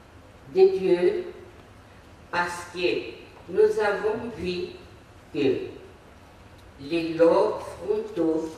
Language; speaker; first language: French; non-native, fluent; Portuguese